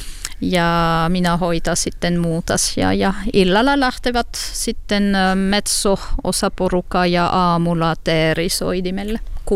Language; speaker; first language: Finnish; non-native, learner; French